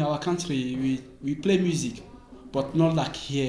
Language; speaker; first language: English; non-native, learner; Ewe